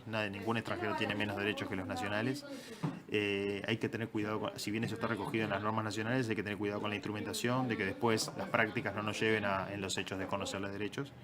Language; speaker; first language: Spanish; native; Spanish